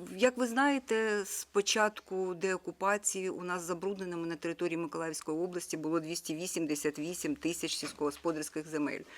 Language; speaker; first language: Ukrainian; native; Ukrainian